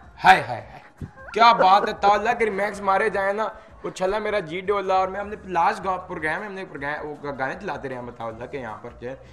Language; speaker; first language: Urdu; non-native, local second language; Punjabi